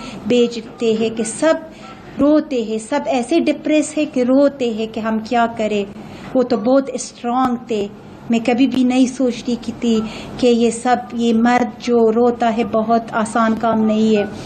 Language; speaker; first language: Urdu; non-native, fluent; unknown